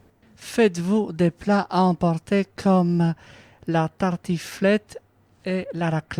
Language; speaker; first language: French; non-native, fluent; Romanian